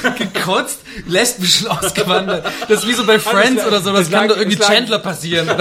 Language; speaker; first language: German; native; German